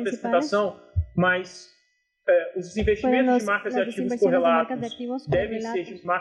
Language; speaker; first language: Portuguese; native; Portuguese